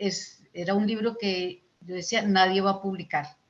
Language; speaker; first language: Spanish; native; Spanish